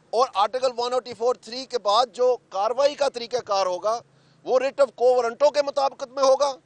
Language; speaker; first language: Urdu; non-native, local second language; Punjabi